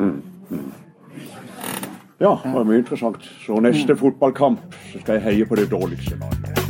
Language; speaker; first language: Norwegian; native; Norwegian